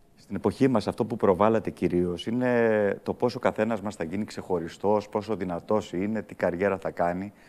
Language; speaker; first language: Greek; early bilingual, heritage; Greek